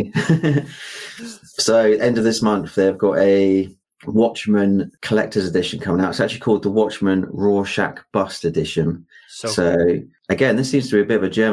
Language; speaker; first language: English; native; English